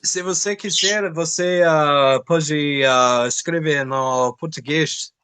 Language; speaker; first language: Portuguese; non-native, learner; English